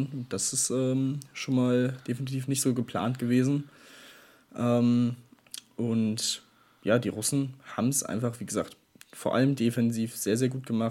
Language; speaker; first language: German; native; German